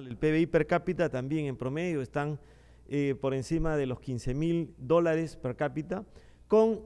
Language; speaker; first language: Spanish; native; Spanish